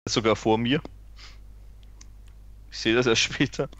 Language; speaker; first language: German; native; German